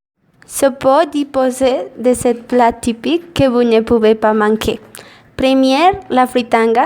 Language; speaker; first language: French; non-native, learner; Spanish